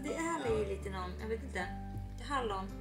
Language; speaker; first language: Swedish; non-native, learner; Japanese